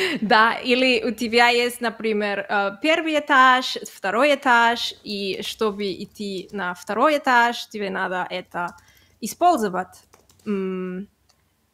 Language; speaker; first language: Russian; non-native, learner; Catalan